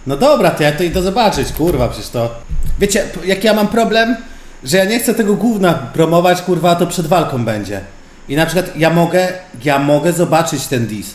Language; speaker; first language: Polish; native; Polish